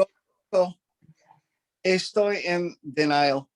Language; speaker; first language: Spanish; non-native, learner; English